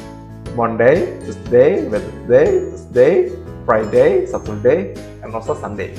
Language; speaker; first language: English; non-native, learner; Indonesian